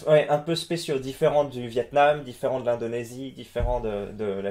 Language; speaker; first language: French; native; French